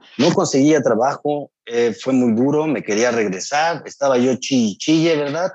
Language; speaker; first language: Spanish; native; Spanish